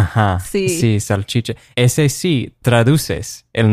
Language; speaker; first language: Spanish; non-native, fluent; English